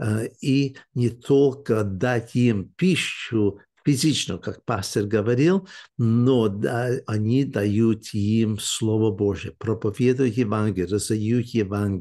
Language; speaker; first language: Russian; early bilingual, heritage; English